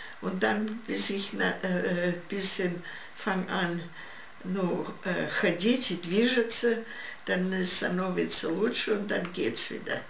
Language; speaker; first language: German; early bilingual, heritage; German